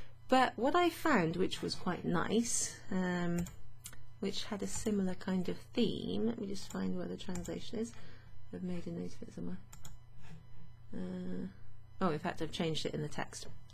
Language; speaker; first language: English; native; English